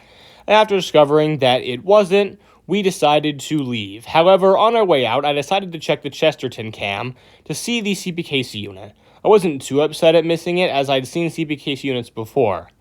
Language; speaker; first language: English; native; English